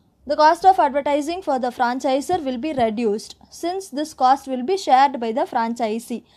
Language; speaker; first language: English; non-native, local second language; Tamil